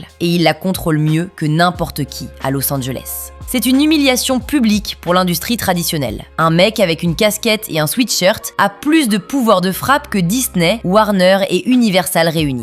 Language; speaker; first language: French; native; French